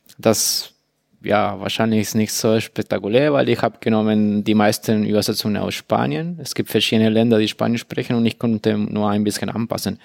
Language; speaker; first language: German; non-native, fluent; Spanish